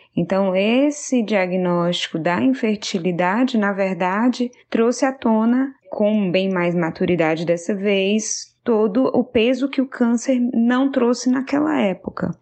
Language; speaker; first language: Portuguese; native; Portuguese